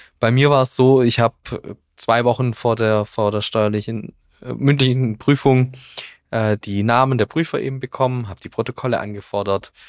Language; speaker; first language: German; native; German